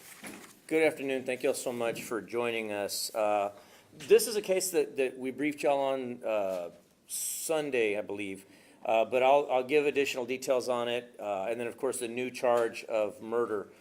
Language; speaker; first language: English; native; English